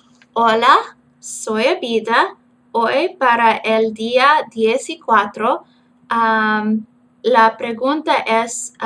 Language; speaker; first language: Spanish; non-native, learner; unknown